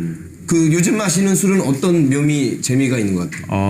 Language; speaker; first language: Korean; native; Korean